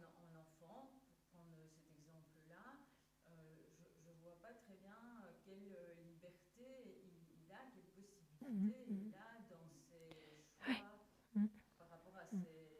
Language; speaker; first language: French; native; French